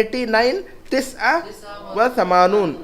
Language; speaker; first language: Arabic; non-native, fluent; Urdu